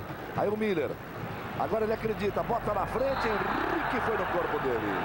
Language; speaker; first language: Portuguese; native; Portuguese